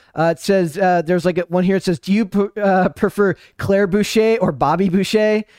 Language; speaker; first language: English; native; English